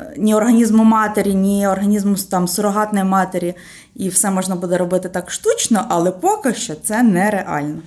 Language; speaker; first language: Ukrainian; native; Ukrainian